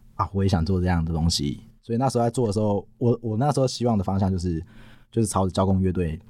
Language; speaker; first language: Chinese; non-native, local second language; Min Nan Chinese